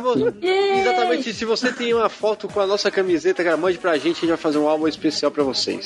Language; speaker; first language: Portuguese; native; Portuguese